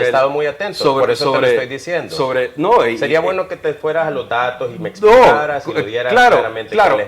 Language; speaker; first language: Spanish; native; Spanish